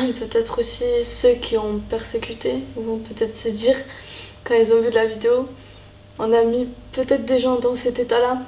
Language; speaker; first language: French; early bilingual, other home language; Spanish